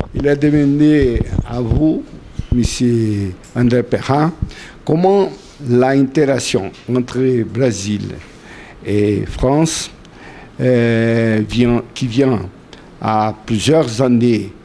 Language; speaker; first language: French; non-native, learner; Portuguese